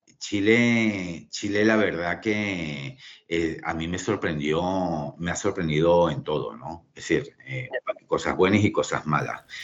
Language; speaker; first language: Spanish; native; Spanish